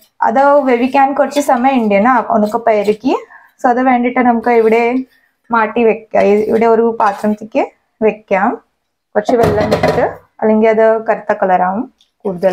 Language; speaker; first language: Malayalam; non-native, learner; Hindi